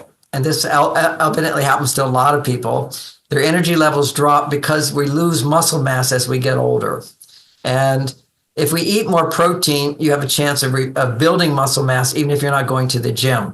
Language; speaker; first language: English; native; English